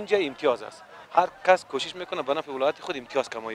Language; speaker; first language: Persian; native; Persian